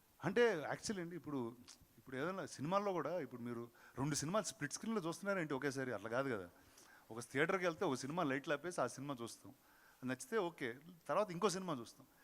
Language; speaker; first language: Telugu; native; Telugu